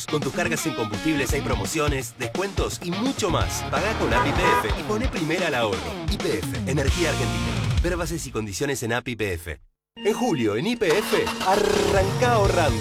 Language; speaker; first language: Spanish; native; Spanish